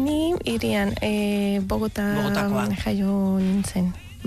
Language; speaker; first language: Basque; non-native, learner; Spanish